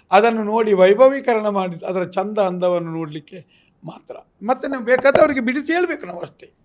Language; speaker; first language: Kannada; non-native, local second language; Tulu